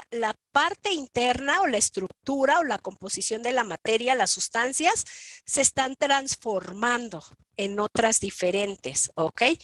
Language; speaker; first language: Spanish; native; Spanish